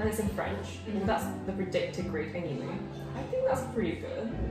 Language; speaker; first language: English; early bilingual, other home language; Korean